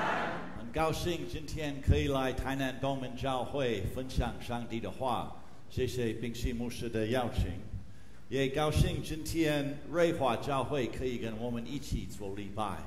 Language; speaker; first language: Chinese; non-native, fluent; English